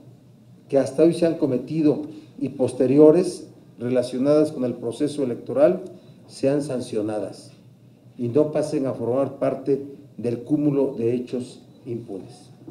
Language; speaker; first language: Spanish; native; Spanish